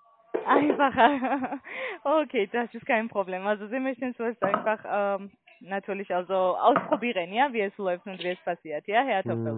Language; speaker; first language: German; non-native, learner; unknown